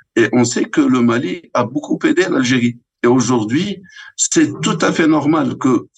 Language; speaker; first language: French; non-native, local second language; Arabic